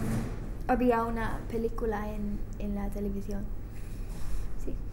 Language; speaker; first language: Spanish; non-native, learner; English